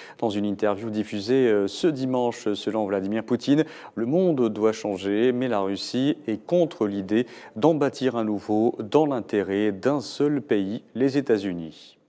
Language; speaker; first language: French; non-native, local second language; Arabic